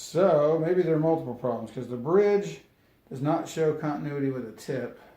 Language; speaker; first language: English; native; English